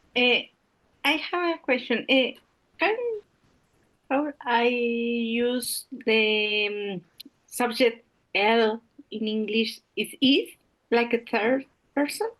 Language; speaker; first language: English; non-native, learner; Spanish